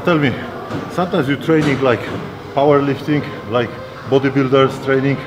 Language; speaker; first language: English; non-native, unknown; Polish